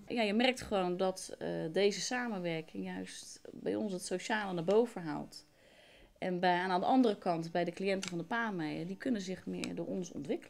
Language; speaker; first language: Dutch; native; Dutch